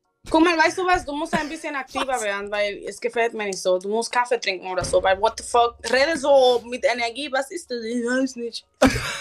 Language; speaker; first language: German; non-native, learner; Spanish